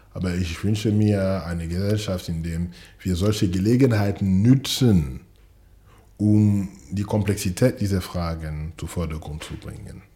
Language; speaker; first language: German; non-native, fluent; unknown